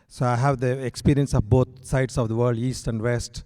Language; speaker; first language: English; non-native, local second language; Telugu